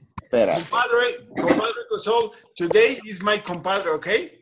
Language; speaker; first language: English; non-native, learner; Spanish